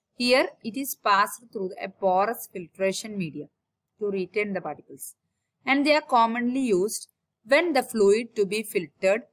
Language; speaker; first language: English; non-native, local second language; Malayalam